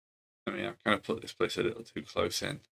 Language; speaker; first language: English; native; English